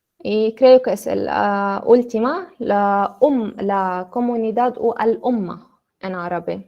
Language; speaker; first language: Spanish; non-native, learner; Arabic